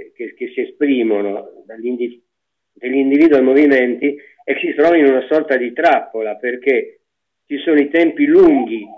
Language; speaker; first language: Italian; native; Italian